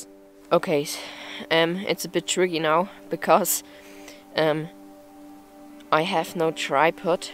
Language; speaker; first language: English; non-native, fluent; German